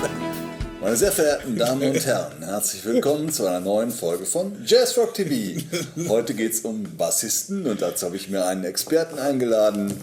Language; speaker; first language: German; native; German